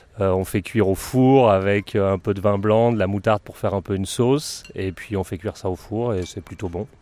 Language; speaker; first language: French; native; French